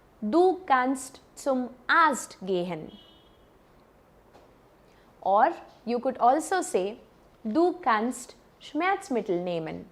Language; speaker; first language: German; non-native, fluent; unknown